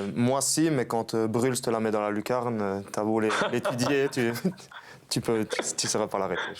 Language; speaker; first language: French; native; French